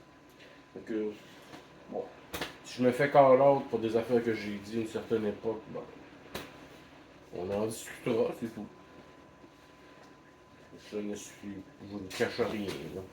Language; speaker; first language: French; native; French